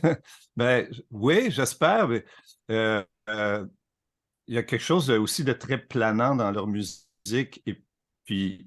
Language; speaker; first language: French; native; French